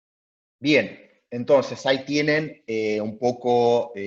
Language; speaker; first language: Spanish; native; Spanish